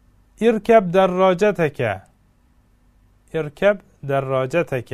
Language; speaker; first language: Arabic; non-native, fluent; Uzbek